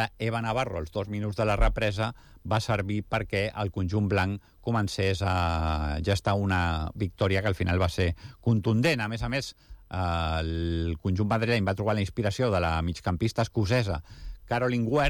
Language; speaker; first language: Catalan; native; Catalan